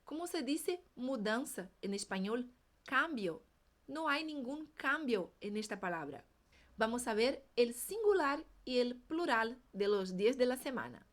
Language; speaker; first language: Spanish; non-native, fluent; Portuguese